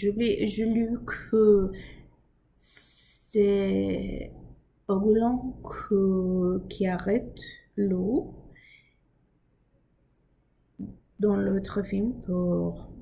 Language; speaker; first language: French; non-native, learner; English